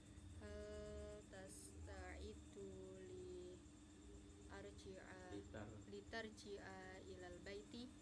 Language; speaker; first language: Arabic; non-native, learner; Indonesian